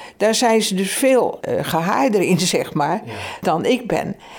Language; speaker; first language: Dutch; native; Dutch